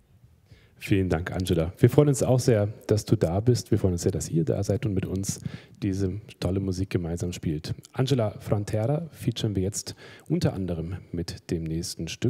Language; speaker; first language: German; native; German